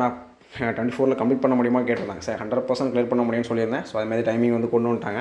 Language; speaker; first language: Tamil; native; Tamil